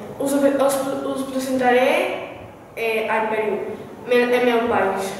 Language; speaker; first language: Catalan; non-native, learner; Spanish